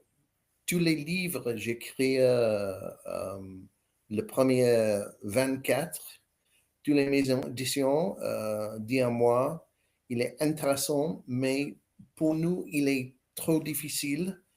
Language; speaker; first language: French; non-native, learner; English